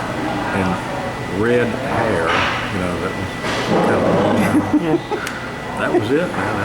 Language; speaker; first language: English; native; English